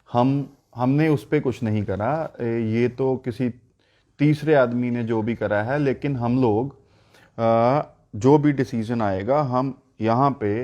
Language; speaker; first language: Hindi; non-native, local second language; Punjabi